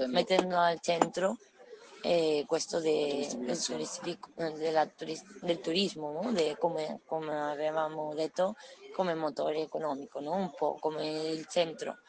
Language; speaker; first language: Italian; non-native, learner; Spanish